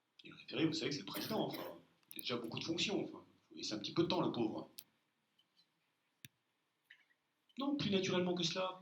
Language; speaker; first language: French; native; French